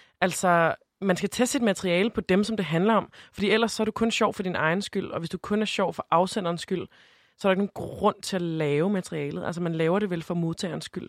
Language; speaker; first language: Danish; native; Danish